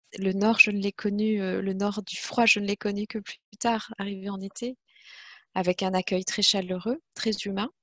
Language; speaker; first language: French; non-native, local second language; Kinyarwanda